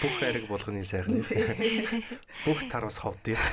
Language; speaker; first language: Mongolian; native; Mongolian